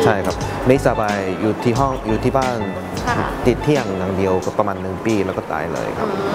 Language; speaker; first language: Thai; non-native, learner; Korean